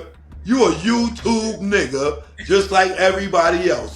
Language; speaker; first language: English; native; English